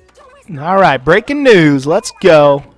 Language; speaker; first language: English; native; English